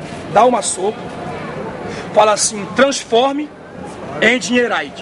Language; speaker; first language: Portuguese; native; Portuguese